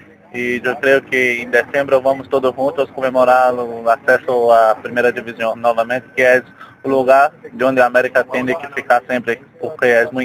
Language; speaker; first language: Spanish; non-native, learner; Portuguese